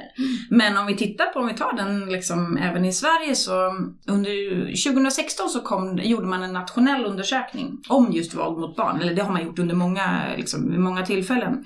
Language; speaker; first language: Swedish; native; Swedish